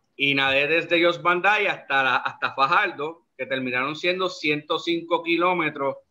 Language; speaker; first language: Spanish; native; Spanish